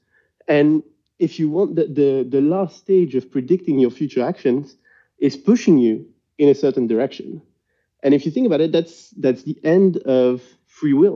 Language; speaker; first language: English; non-native, fluent; French